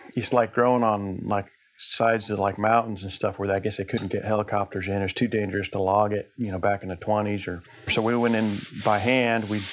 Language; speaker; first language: English; native; English